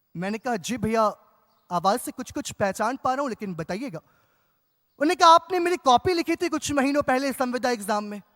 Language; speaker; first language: Hindi; native; Hindi